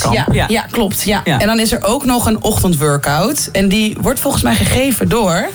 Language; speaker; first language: Dutch; native; Dutch